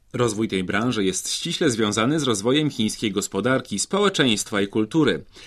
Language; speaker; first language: Polish; native; Polish